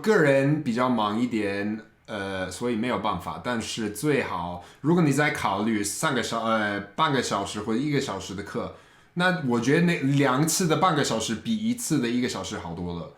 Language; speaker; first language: Chinese; non-native, fluent; English